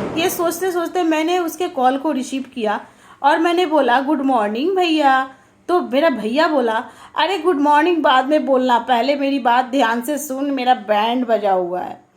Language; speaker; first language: Hindi; native; Hindi